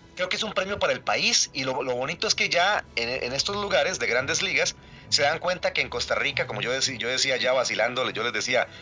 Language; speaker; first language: Spanish; native; Spanish